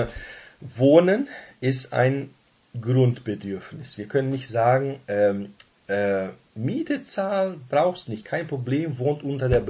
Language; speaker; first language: German; non-native, fluent; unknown